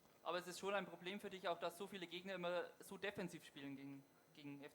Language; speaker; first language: German; native; German